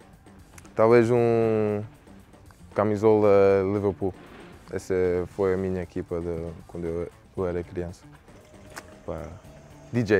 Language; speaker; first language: Portuguese; non-native, learner; English